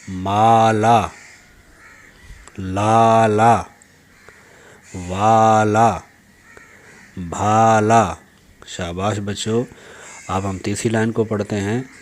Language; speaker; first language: Urdu; native; Urdu